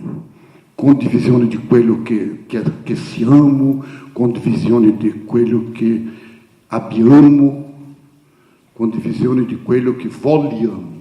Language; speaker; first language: Italian; non-native, fluent; Portuguese